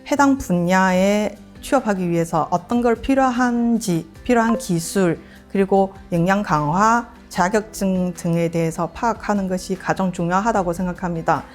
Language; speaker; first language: Korean; non-native, fluent; Chinese